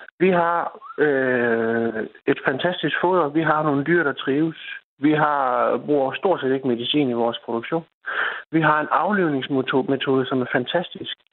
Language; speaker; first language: Danish; native; Danish